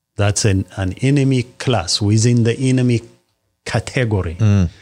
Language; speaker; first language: English; non-native, fluent; Amharic